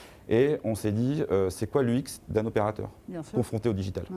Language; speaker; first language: French; native; French